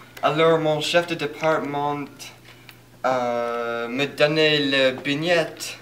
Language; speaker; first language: French; non-native, learner; English